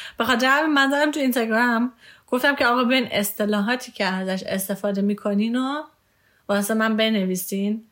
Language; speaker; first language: Persian; early bilingual, heritage; Persian